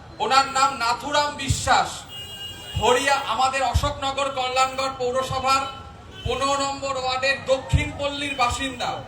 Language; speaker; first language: Bangla; native; Bangla